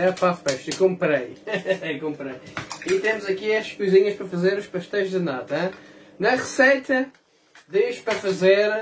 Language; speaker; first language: Portuguese; non-native, fluent; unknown